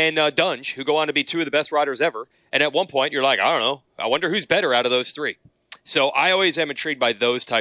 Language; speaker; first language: English; native; English